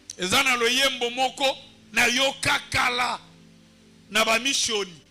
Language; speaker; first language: Lingala; non-native, local second language; Luba-Lulua